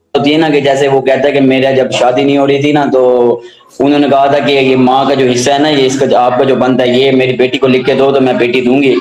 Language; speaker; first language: Urdu; non-native, local second language; Saraiki